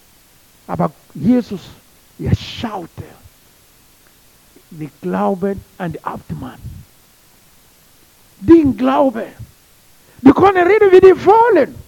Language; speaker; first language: German; non-native, learner; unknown